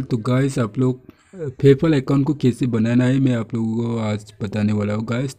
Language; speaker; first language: Hindi; non-native, local second language; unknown